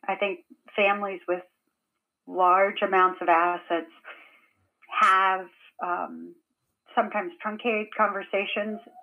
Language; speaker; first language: English; native; English